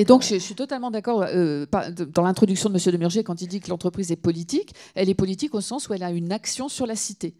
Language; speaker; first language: French; native; French